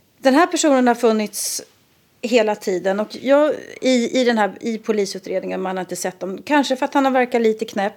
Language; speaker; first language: Swedish; native; Swedish